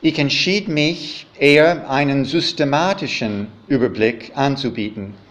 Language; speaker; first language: German; non-native, fluent; English